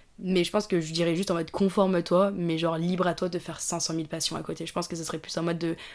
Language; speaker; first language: French; native; French